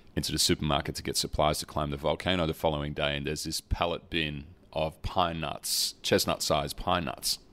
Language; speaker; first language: English; early bilingual, other home language; Dutch